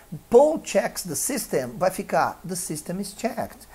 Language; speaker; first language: English; non-native, fluent; Portuguese